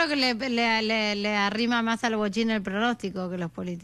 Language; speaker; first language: Spanish; native; Spanish